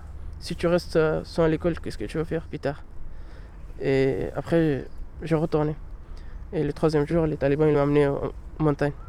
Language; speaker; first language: French; non-native, learner; Pashto